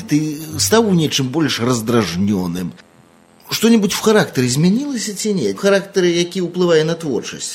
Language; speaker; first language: Belarusian; native; Belarusian